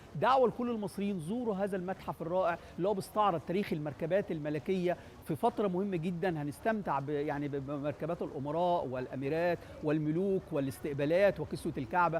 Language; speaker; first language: Egyptian Arabic; native; Egyptian Arabic